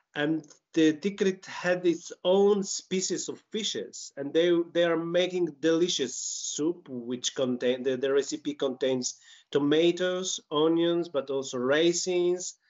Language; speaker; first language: English; non-native, fluent; Polish